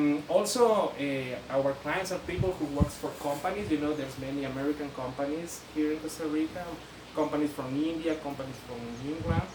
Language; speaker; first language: English; non-native, fluent; Spanish